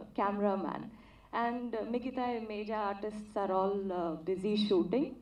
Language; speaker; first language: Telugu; non-native, learner; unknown